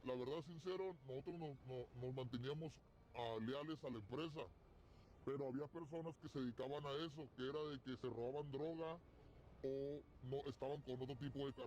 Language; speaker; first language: Spanish; native; Spanish